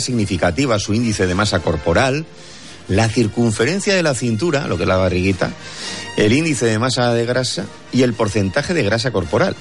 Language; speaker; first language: Spanish; native; Spanish